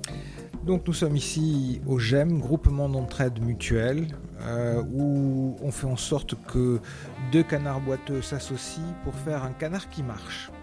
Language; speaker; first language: French; native; French